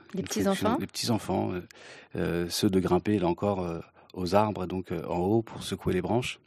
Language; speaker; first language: French; early bilingual, other home language; Kabyle